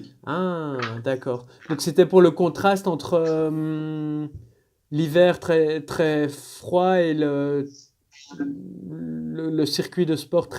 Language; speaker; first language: French; native; French